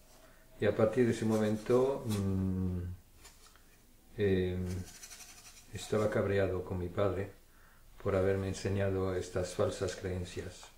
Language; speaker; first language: Spanish; early bilingual, heritage; German